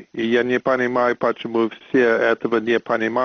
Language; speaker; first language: Russian; non-native, fluent; English